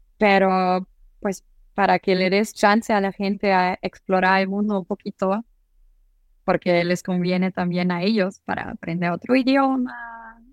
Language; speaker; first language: Spanish; non-native, fluent; German